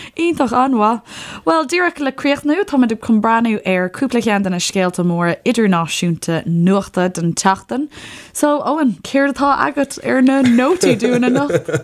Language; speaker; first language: Irish; non-native, local second language; English